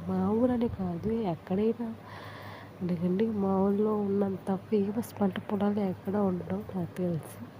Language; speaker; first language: Telugu; non-native, local second language; Urdu